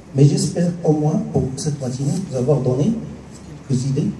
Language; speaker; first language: French; non-native, local second language; Arabic